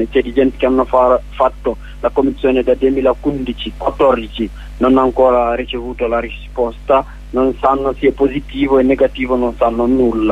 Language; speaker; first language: Italian; non-native, learner; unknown